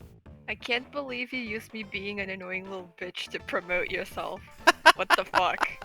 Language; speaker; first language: English; native; English